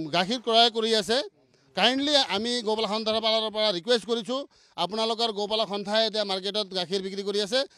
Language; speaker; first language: Assamese; non-native, local second language; Nepali